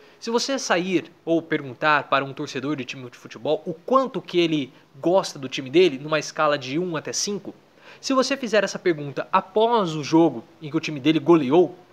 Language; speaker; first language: Portuguese; native; Portuguese